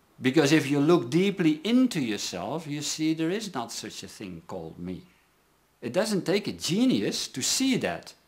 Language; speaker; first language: English; non-native, fluent; Dutch